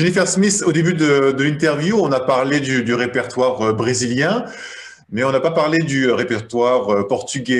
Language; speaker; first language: French; native; French